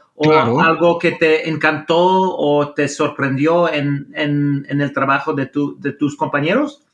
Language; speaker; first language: Spanish; non-native, fluent; English